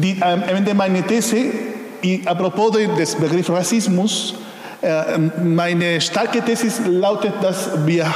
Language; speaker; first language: German; non-native, fluent; Spanish